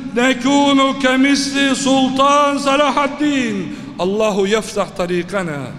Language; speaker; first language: Arabic; non-native, fluent; Turkish